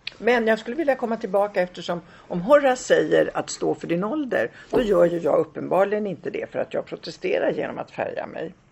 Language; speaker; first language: Swedish; early bilingual, other home language; Italian